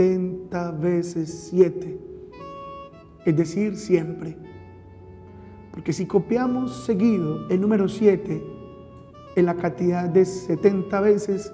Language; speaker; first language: Spanish; native; Spanish